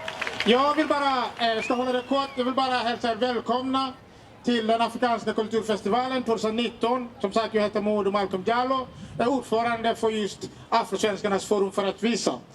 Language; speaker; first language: Swedish; non-native, fluent; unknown